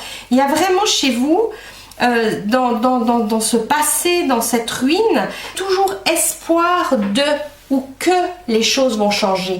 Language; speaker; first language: French; native; French